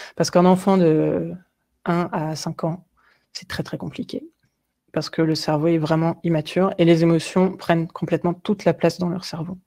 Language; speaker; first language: French; native; French